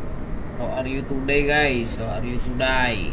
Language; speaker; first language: English; non-native, local second language; Indonesian